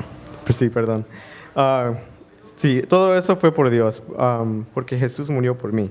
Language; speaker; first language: Spanish; early bilingual, heritage; Spanish